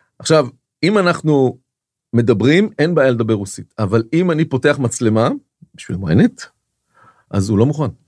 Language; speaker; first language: Hebrew; native; Hebrew